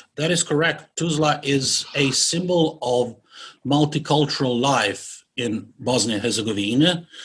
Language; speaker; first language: English; non-native, fluent; Bosnian